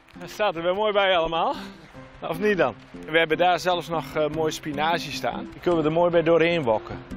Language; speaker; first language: Dutch; native; Dutch